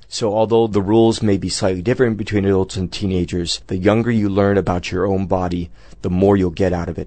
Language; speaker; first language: English; native; English